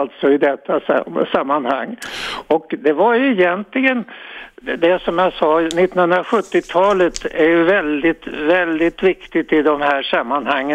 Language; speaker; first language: Swedish; native; Swedish